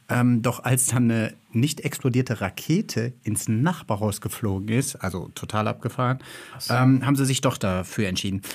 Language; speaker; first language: German; native; German